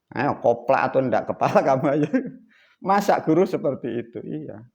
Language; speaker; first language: Indonesian; native; Indonesian